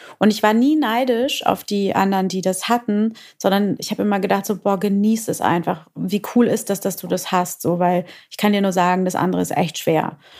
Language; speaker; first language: German; early bilingual, other home language; Portuguese